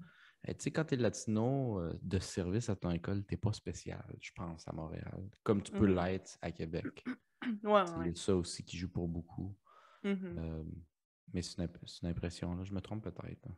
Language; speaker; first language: French; early bilingual, other home language; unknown